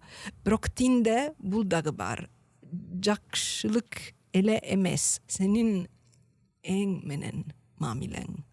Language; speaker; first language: Kyrgyz; non-native, learner; Italian